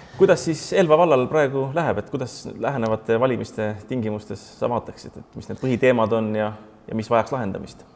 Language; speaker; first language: Estonian; native; Estonian